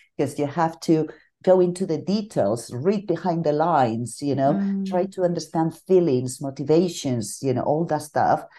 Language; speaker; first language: English; non-native, fluent; Spanish